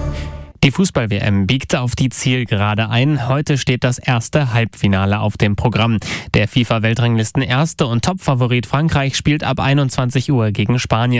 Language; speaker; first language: German; native; German